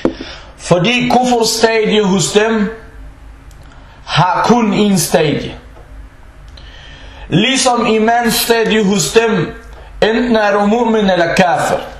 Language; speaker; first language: Danish; early bilingual, other home language; Arabic